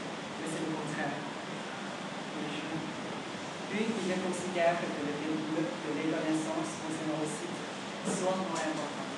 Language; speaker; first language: French; non-native, learner; Vietnamese